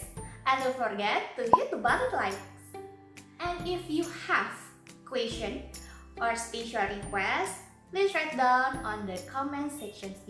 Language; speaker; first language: English; non-native, fluent; Indonesian